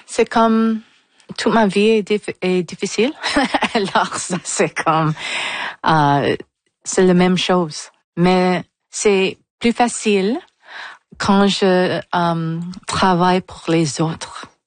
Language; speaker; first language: French; non-native, local second language; English